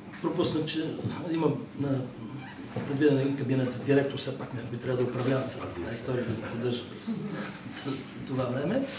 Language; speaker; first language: Bulgarian; native; Bulgarian